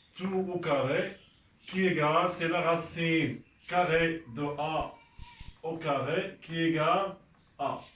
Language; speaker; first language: French; non-native, local second language; Arabic